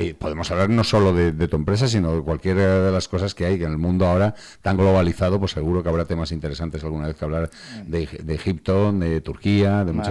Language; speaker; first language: Spanish; native; Spanish